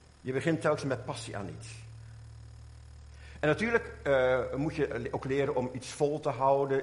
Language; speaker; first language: Dutch; native; Dutch